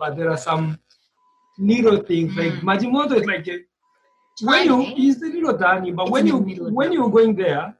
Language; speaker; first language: English; non-native, local second language; Swahili